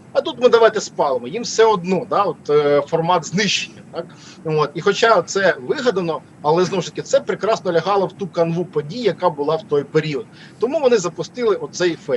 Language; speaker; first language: Ukrainian; native; Ukrainian